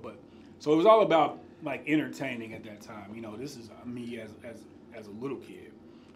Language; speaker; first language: English; native; English